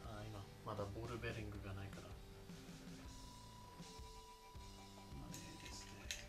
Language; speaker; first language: Japanese; non-native, learner; English